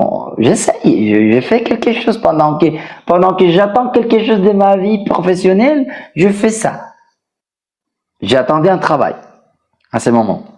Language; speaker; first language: French; non-native, fluent; Spanish